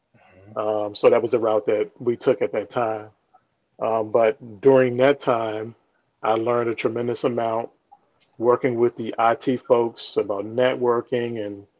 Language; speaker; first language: English; native; English